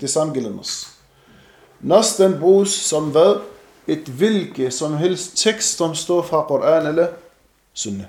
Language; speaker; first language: Danish; non-native, fluent; Arabic